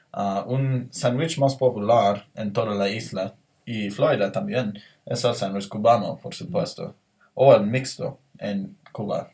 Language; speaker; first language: Spanish; non-native, learner; English